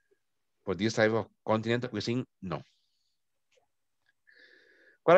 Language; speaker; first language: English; non-native, fluent; Spanish